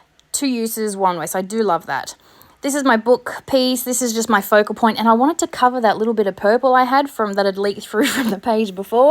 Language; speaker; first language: English; native; English